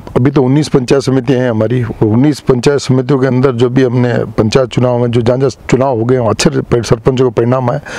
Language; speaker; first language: Hindi; native; Hindi